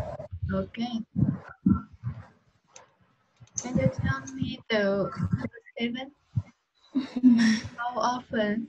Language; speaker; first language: English; non-native, learner; Vietnamese